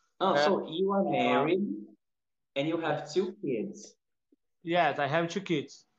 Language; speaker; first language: English; non-native, fluent; Portuguese